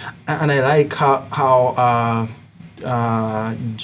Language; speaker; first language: English; non-native, local second language; Ganda